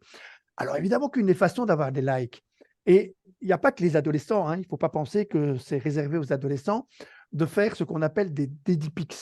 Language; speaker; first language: French; native; French